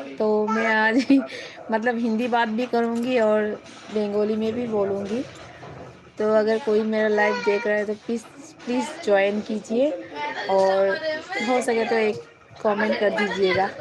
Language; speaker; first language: Hindi; non-native, local second language; Bangla